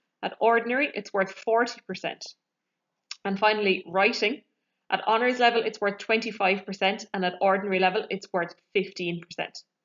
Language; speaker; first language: English; native; English